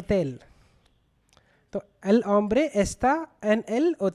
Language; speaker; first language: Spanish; non-native, learner; Hindi